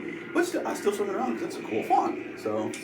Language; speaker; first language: English; native; English